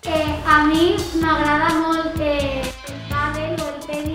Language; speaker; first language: Catalan; non-native, local second language; Spanish